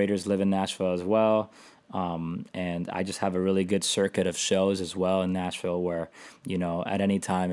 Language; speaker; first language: English; native; English